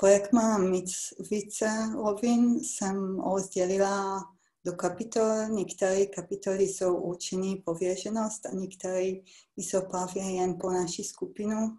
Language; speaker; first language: Czech; non-native, fluent; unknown